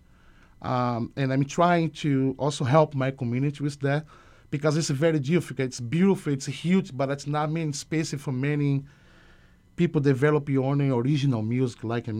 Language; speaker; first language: English; non-native, learner; Portuguese